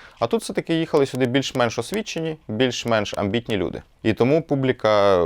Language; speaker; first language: Ukrainian; native; Ukrainian